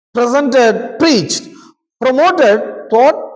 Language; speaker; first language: English; non-native, local second language; Telugu